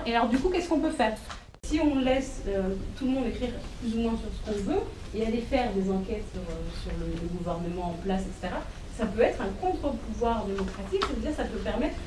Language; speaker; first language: French; native; French